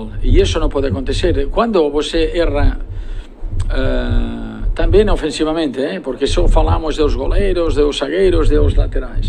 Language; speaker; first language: Portuguese; non-native, fluent; Spanish